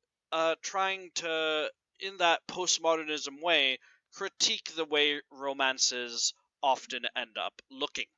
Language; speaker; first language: English; native; English